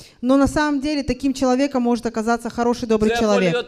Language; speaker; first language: Russian; native; Russian